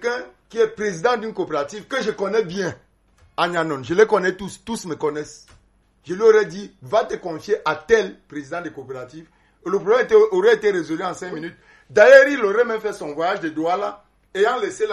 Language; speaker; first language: French; non-native, local second language; Basaa